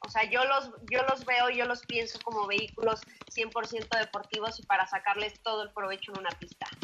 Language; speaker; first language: Spanish; native; Spanish